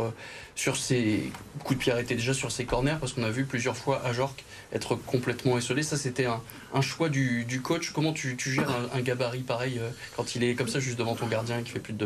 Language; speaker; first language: French; native; French